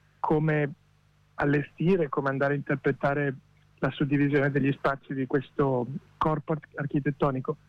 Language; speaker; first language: Italian; native; Italian